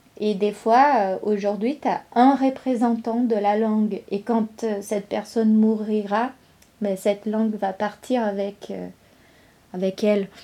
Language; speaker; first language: French; non-native, fluent; Portuguese